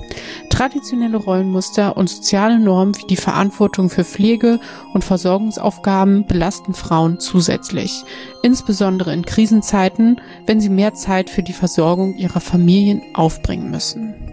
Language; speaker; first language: German; native; German